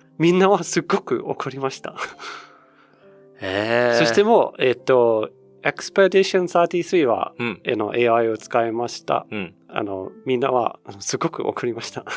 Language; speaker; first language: Japanese; non-native, learner; Danish